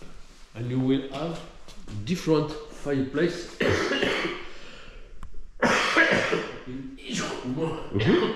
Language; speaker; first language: English; non-native, learner; French